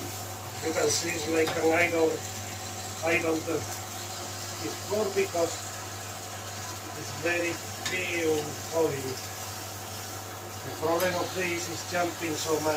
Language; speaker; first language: English; non-native, learner; Spanish